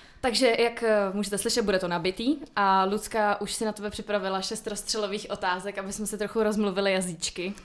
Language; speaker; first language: Czech; native; Czech